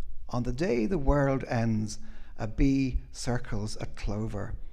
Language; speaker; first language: English; native; English